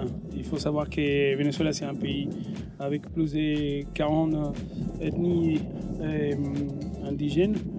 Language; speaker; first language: French; non-native, fluent; Spanish